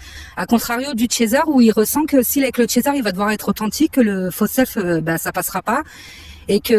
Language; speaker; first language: French; native; French